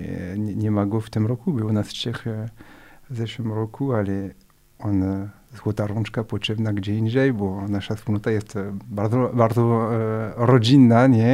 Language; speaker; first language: Polish; non-native, fluent; French